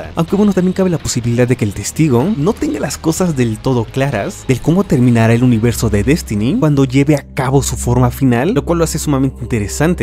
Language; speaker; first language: Spanish; native; Spanish